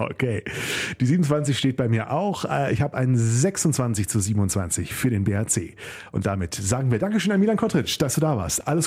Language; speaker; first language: German; native; German